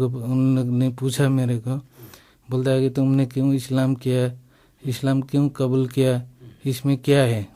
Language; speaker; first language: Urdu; non-native, learner; Nepali